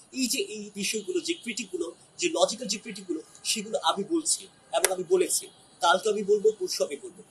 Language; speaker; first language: Bangla; non-native, local second language; Chakma